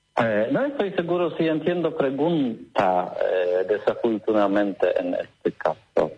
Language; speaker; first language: Spanish; non-native, learner; Polish